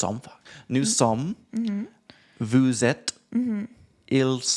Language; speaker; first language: French; non-native, learner; English